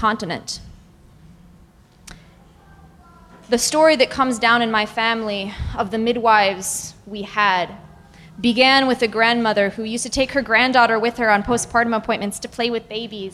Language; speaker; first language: English; native; English